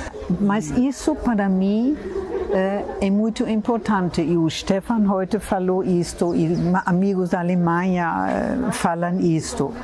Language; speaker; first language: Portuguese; non-native, fluent; German